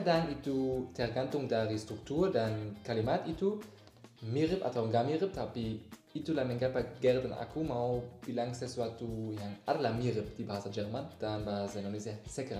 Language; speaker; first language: Indonesian; non-native, learner; German